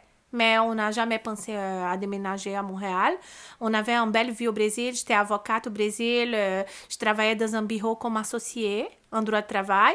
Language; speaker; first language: French; non-native, learner; Portuguese